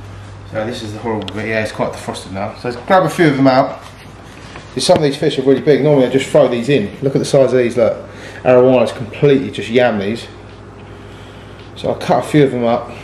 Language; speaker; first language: English; native; English